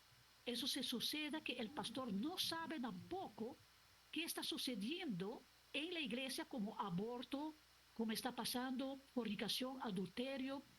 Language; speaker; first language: Spanish; non-native, local second language; Papiamento